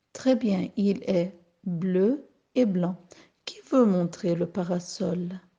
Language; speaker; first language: French; non-native, local second language; Arabic